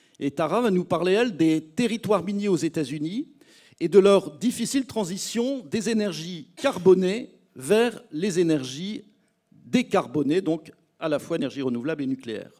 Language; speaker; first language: French; native; French